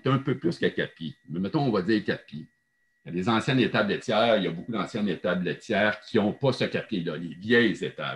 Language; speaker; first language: French; native; French